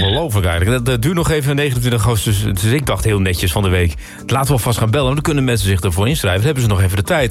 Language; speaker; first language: Dutch; native; Dutch